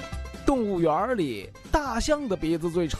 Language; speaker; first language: Chinese; native; Chinese